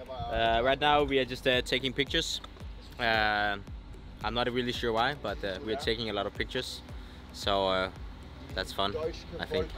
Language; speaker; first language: English; non-native, fluent; Danish